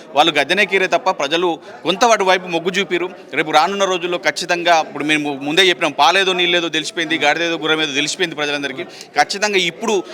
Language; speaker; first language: Telugu; native; Telugu